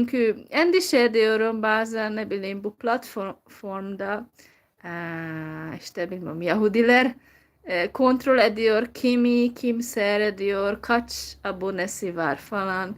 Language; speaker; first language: Turkish; non-native, fluent; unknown